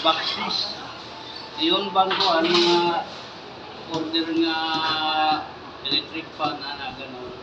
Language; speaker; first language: Filipino; non-native, learner; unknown